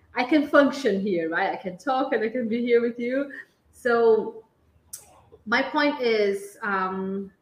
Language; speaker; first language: English; non-native, fluent; Portuguese